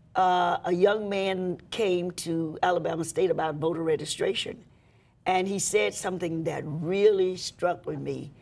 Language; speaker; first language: English; native; English